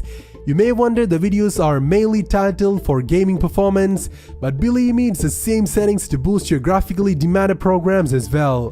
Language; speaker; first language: English; non-native, fluent; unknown